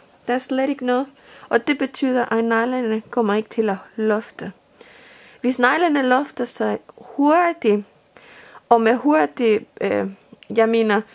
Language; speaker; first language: Danish; non-native, fluent; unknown